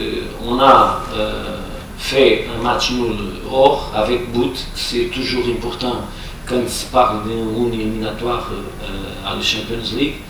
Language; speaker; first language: French; non-native, fluent; Portuguese